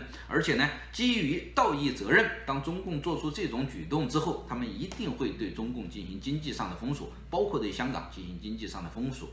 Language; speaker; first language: Chinese; native; Chinese